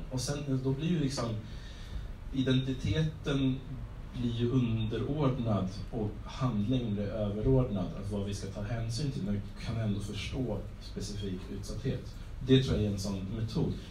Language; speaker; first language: Swedish; native; Swedish